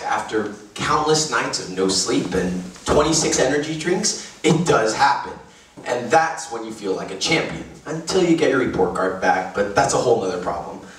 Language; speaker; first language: English; native; English